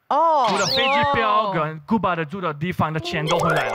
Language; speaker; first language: Chinese; non-native, fluent; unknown